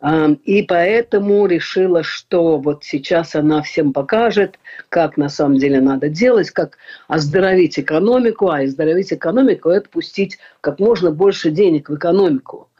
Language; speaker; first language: Russian; native; Russian